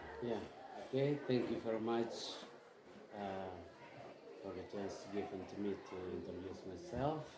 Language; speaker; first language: English; non-native, fluent; Indonesian